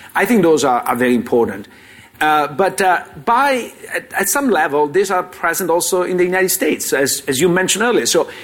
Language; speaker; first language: English; non-native, fluent; Italian